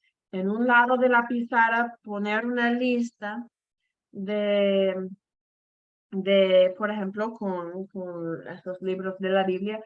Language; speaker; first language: Spanish; non-native, fluent; English